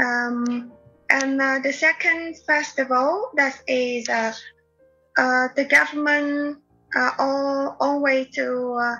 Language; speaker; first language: English; non-native, learner; Vietnamese